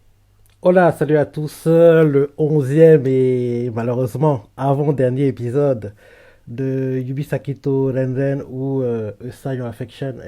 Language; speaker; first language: French; native; French